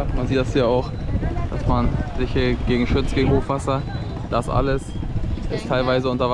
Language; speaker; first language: German; native; German